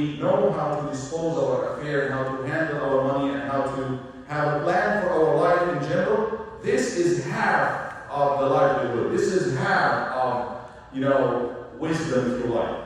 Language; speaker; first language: English; non-native, fluent; Arabic